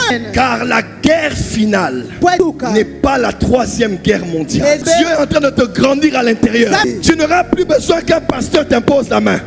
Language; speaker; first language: French; non-native, local second language; Lingala